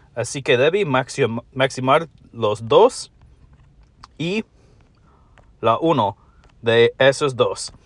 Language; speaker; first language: Spanish; non-native, learner; English